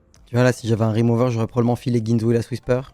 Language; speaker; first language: French; native; French